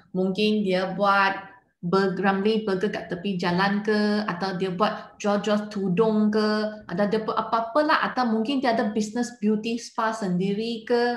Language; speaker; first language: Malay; non-native, local second language; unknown